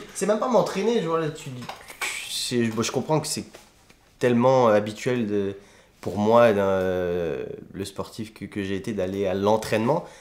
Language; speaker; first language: French; native; French